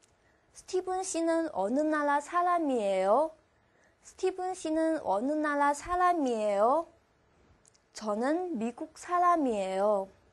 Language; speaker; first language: Korean; non-native, fluent; Chinese